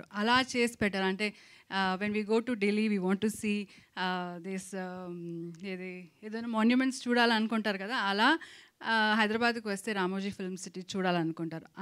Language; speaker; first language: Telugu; non-native, local second language; Kannada